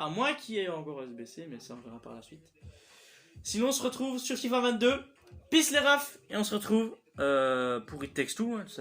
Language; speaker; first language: French; native; French